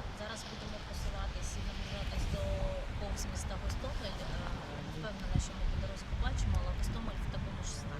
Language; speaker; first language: Ukrainian; native; Ukrainian